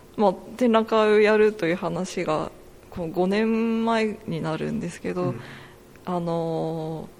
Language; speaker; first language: Japanese; native; Japanese